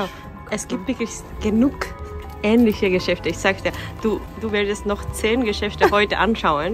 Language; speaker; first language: German; non-native, fluent; Japanese